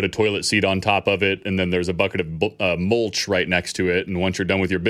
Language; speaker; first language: English; native; English